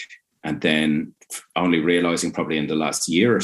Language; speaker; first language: English; native; English